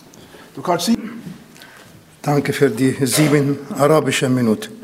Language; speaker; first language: German; non-native, fluent; Arabic